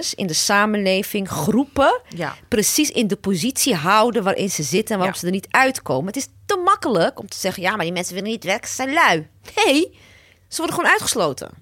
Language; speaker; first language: Dutch; early bilingual, other home language; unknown